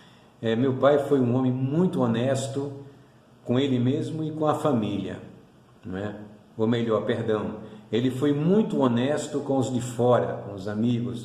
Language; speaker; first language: Portuguese; native; Portuguese